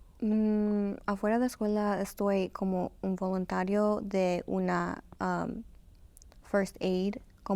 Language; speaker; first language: Spanish; early bilingual, heritage; Spanish